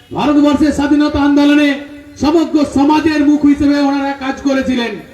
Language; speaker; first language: Bangla; native; Bangla